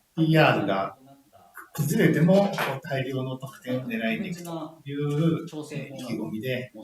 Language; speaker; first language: Japanese; native; Japanese